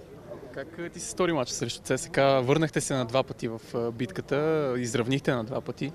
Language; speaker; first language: Bulgarian; native; Bulgarian